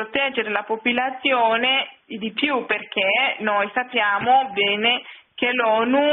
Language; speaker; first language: Italian; non-native, fluent; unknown